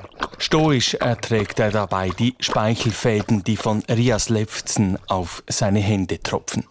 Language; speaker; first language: German; native; German